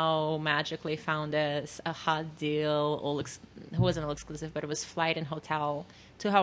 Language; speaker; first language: English; non-native, fluent; Russian